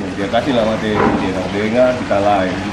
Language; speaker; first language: Indonesian; native; Indonesian